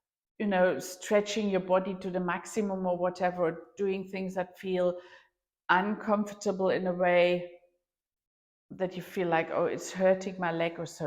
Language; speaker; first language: English; non-native, fluent; German